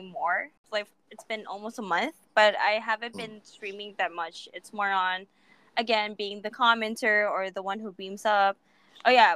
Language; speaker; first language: English; non-native, local second language; Cebuano